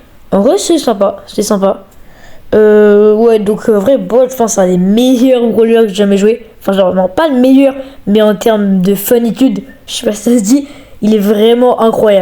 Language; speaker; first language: French; native; French